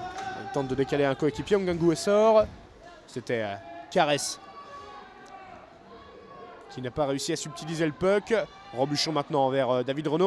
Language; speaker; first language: French; native; French